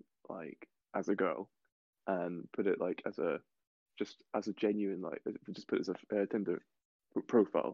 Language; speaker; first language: English; native; English